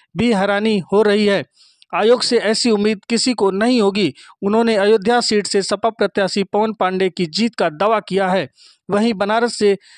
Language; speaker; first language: Hindi; native; Hindi